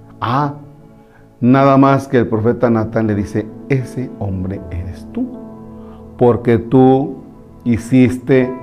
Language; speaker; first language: Spanish; native; Spanish